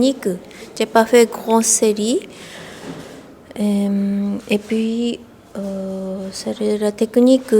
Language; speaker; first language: French; non-native, learner; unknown